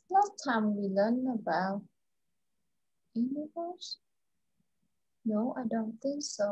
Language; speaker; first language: English; non-native, fluent; Vietnamese